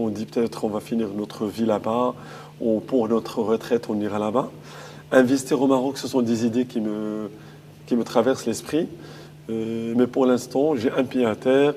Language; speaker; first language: French; non-native, local second language; Arabic